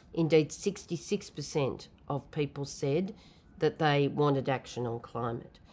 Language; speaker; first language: English; native; English